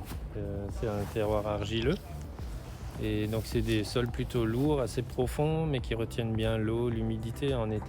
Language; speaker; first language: French; native; French